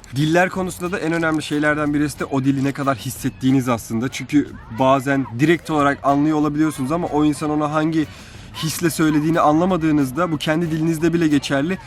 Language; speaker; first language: Turkish; native; Turkish